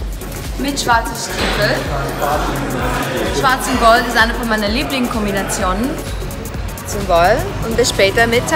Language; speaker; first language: German; non-native, fluent; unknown